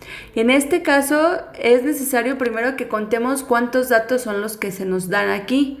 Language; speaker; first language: Spanish; native; Spanish